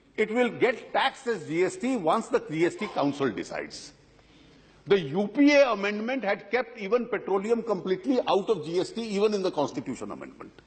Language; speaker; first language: Hindi; native; Hindi